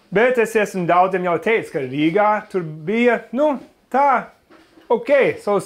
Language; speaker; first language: Latvian; early bilingual, other home language; English